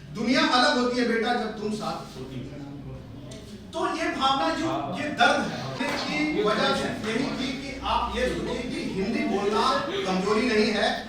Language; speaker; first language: Hindi; native; Hindi